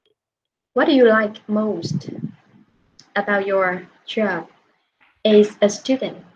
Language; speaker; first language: English; non-native, fluent; Vietnamese